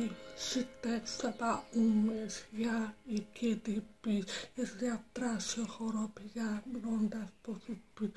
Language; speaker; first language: Polish; non-native, learner; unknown